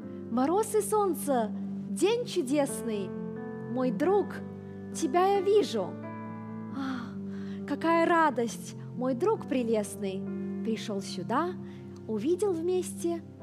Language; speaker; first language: Russian; early bilingual, heritage; Russian